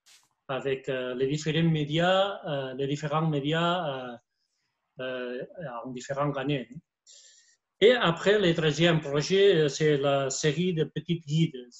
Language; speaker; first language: French; non-native, fluent; Spanish